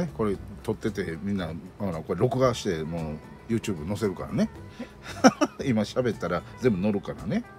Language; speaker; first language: Japanese; native; Japanese